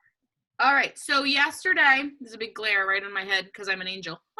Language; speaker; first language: English; native; English